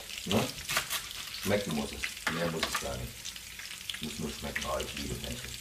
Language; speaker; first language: German; early bilingual, other home language; Italian